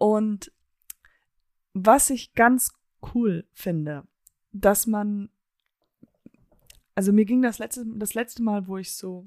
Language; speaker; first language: German; early bilingual, heritage; German